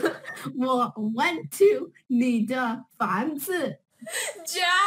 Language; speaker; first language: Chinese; early bilingual, heritage; Chinese